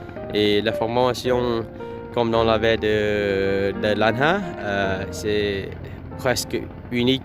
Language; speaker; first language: French; non-native, fluent; Vietnamese